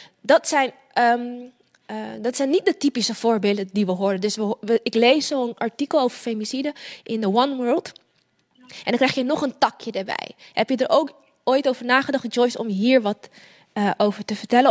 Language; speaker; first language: Dutch; native; Dutch